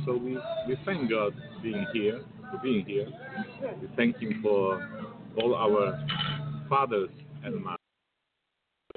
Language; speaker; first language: English; non-native, fluent; Polish